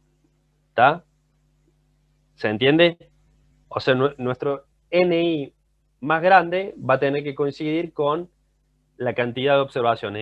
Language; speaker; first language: Spanish; native; Spanish